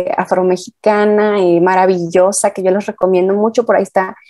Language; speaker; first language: Spanish; native; Spanish